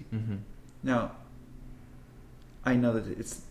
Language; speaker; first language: English; native; English